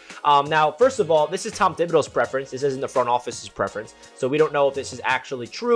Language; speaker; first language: English; native; English